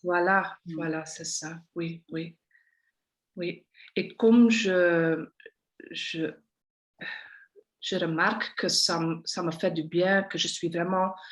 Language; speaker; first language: French; non-native, local second language; Dutch